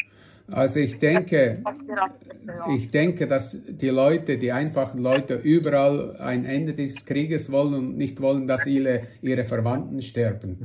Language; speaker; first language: German; non-native, fluent; Russian